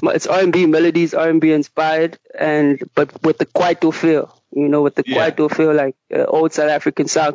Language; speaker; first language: English; non-native, local second language; Zulu